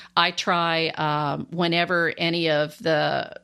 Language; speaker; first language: English; native; English